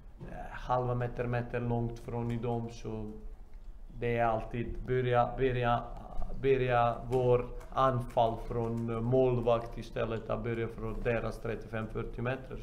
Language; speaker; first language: Swedish; non-native, fluent; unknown